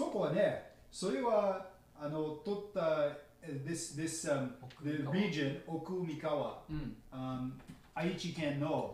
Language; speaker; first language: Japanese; non-native, learner; English